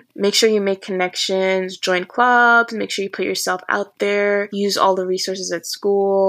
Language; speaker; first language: English; native; English